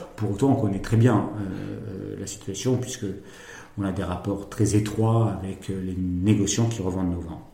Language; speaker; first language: French; native; French